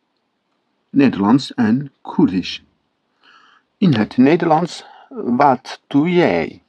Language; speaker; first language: Dutch; non-native, learner; Kurdish